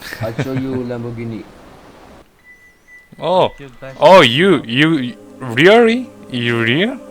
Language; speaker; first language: English; non-native, learner; Korean